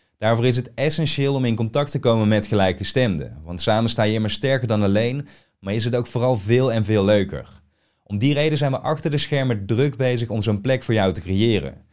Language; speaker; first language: Dutch; native; Dutch